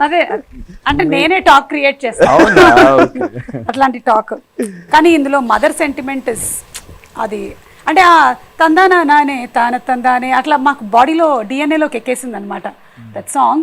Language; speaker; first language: Telugu; native; Telugu